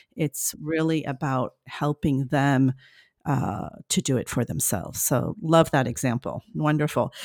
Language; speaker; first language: English; non-native, fluent; French